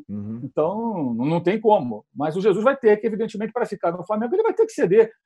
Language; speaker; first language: Portuguese; native; Portuguese